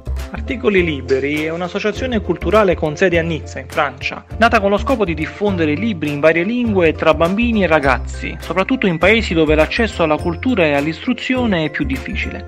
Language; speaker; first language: Italian; native; Italian